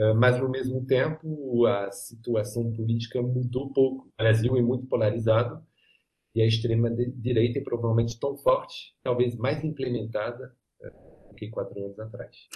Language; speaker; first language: Portuguese; non-native, fluent; French